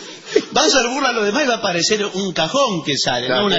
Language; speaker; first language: Spanish; native; Spanish